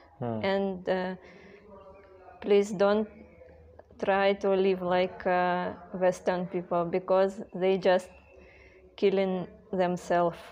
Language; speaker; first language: English; non-native, learner; Russian